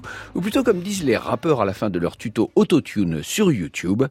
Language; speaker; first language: French; native; French